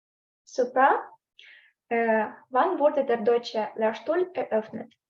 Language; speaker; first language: German; non-native, learner; Ukrainian